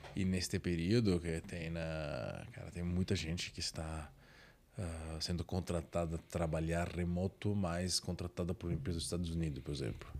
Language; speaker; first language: Portuguese; non-native, fluent; Italian